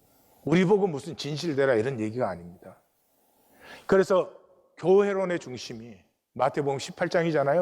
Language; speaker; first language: Korean; native; Korean